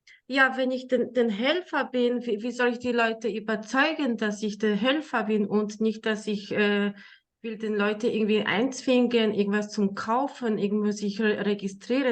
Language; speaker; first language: German; non-native, learner; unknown